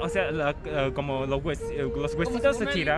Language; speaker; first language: Spanish; non-native, fluent; Chinese